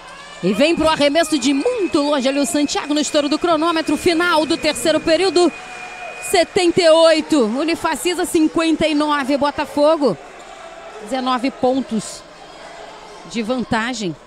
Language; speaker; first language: Portuguese; native; Portuguese